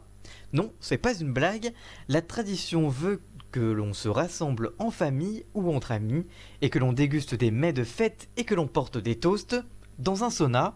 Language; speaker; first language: French; native; French